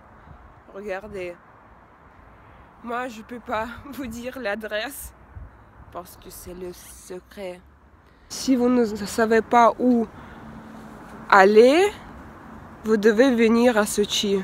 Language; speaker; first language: French; non-native, fluent; Russian